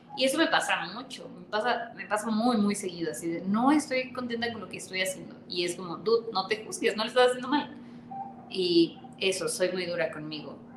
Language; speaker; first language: Spanish; native; Spanish